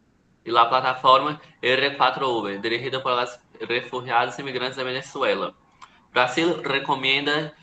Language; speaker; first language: Spanish; non-native, learner; Portuguese